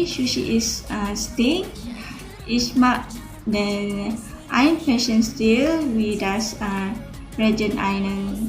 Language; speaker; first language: German; non-native, learner; Malay